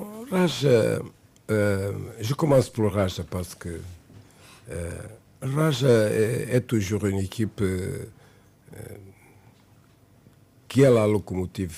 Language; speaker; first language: French; non-native, fluent; Portuguese